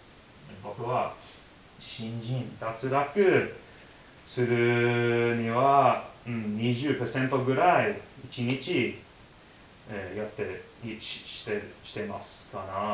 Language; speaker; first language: Japanese; non-native, learner; English